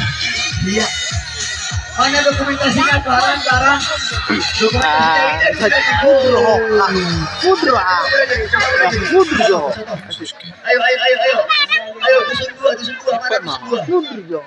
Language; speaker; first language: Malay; non-native, local second language; Batak Toba